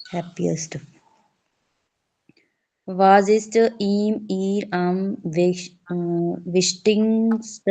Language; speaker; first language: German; non-native, learner; Hindi